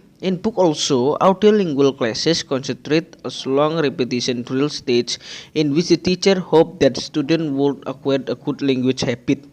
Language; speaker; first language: English; non-native, learner; Indonesian